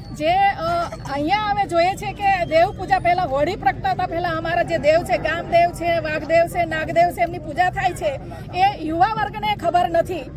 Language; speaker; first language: Gujarati; non-native, local second language; Gamit